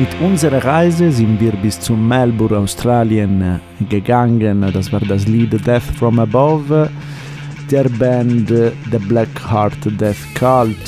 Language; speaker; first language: German; non-native, learner; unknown